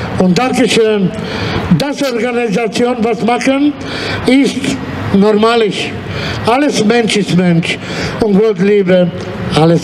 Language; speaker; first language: German; non-native, learner; Romanian